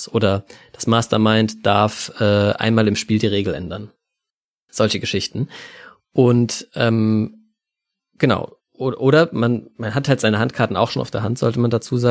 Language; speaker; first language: German; native; German